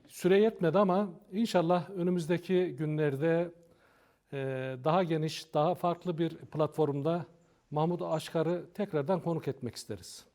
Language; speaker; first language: Turkish; native; Turkish